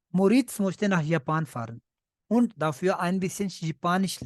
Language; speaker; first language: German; non-native, fluent; Hindi